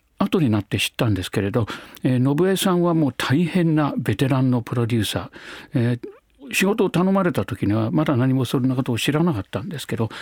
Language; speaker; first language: Japanese; non-native, fluent; English